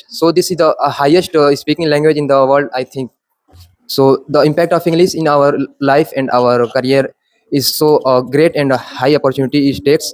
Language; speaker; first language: English; non-native, learner; Hindi